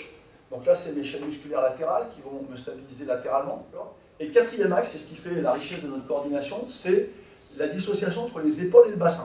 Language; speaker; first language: French; native; French